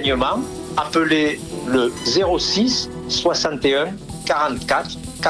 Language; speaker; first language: French; native; French